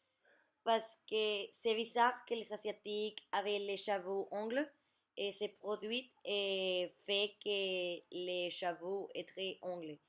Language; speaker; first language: French; non-native, learner; Spanish